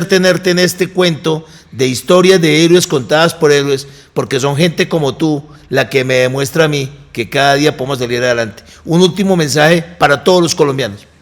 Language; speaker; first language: Spanish; native; Spanish